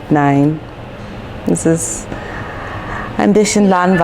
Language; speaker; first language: German; non-native, learner; English